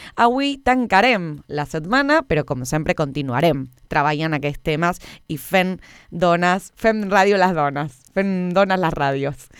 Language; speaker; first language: Catalan; non-native, fluent; Spanish